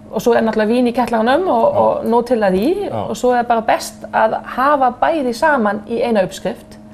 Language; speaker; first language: Icelandic; non-native, fluent; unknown